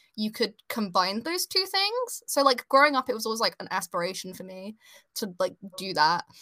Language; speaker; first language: English; native; English